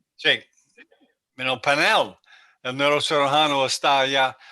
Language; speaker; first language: Spanish; non-native, learner; English